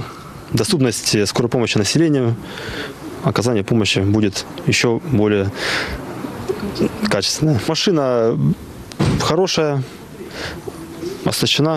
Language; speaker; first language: Russian; native; Russian